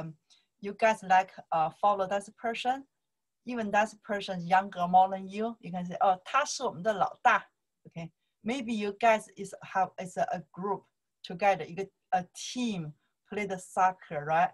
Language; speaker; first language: English; non-native, learner; Chinese